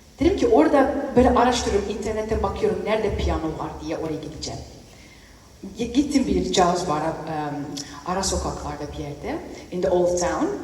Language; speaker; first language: Turkish; early bilingual, heritage; Turkish